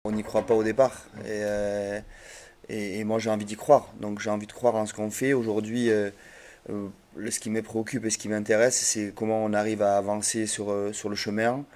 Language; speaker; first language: French; native; French